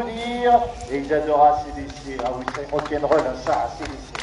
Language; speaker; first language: French; native; French